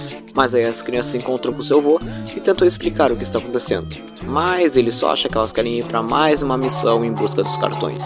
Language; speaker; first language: Portuguese; native; Portuguese